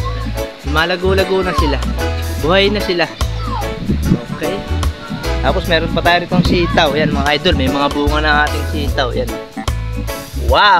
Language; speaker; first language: Filipino; native; Filipino